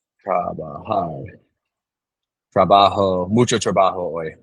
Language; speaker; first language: Spanish; non-native, learner; English